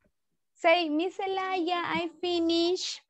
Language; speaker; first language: English; non-native, learner; Spanish